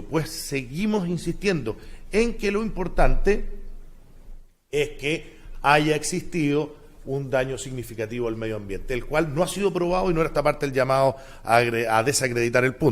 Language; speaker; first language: Spanish; native; Spanish